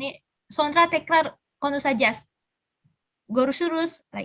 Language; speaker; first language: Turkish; non-native, learner; Indonesian